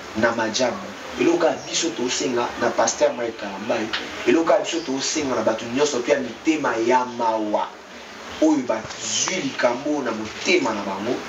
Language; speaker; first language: Lingala; native; Lingala